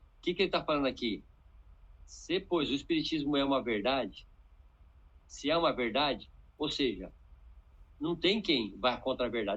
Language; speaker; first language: Portuguese; native; Portuguese